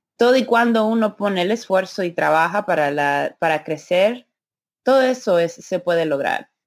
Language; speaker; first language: Spanish; early bilingual, heritage; Spanish